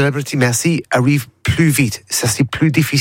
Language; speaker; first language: French; non-native, learner; English